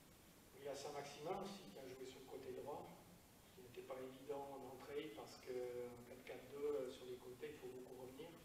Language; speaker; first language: French; native; French